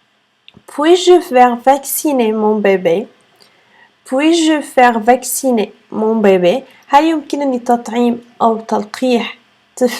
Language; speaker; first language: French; non-native, fluent; Arabic